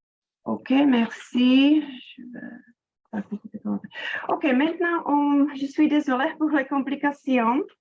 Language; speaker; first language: French; non-native, fluent; Czech